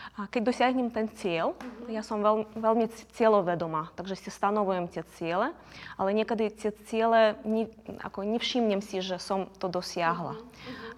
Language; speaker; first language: Slovak; non-native, fluent; Ukrainian